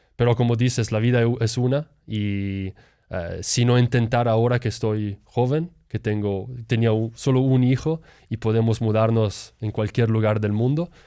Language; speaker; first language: Spanish; non-native, fluent; Italian